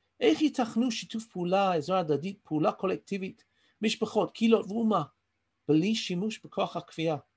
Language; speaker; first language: Hebrew; non-native, fluent; English